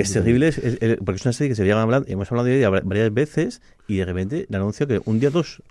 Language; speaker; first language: Spanish; native; Spanish